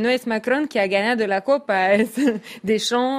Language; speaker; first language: Spanish; non-native, fluent; Russian